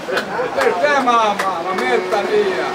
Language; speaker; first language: Italian; non-native, learner; Portuguese